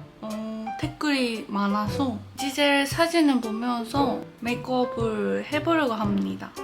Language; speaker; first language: Korean; non-native, learner; Japanese